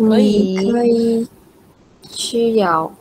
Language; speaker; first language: Chinese; non-native, learner; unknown